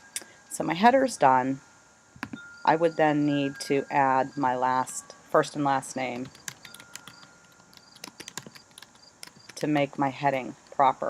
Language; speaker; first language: English; native; English